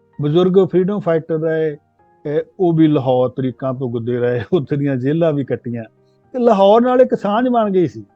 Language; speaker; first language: Punjabi; native; Punjabi